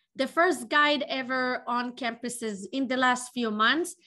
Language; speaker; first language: English; non-native, fluent; Hebrew